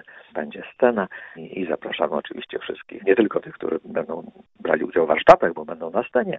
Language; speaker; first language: Polish; native; Polish